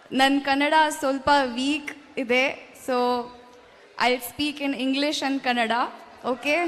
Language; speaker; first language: Kannada; non-native, learner; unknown